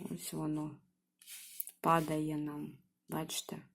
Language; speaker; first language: Ukrainian; native; Ukrainian